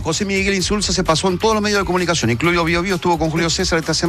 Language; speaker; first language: Spanish; native; Spanish